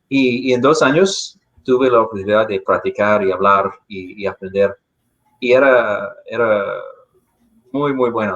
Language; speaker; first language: Spanish; non-native, fluent; English